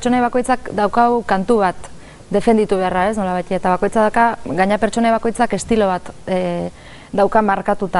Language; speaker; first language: Basque; native; Basque